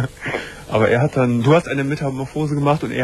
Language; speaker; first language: German; native; German